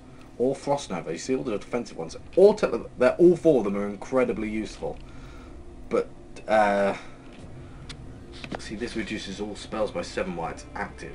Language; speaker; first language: English; native; English